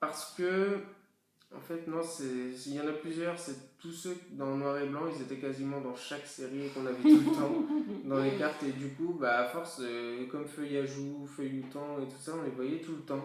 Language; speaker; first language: French; native; French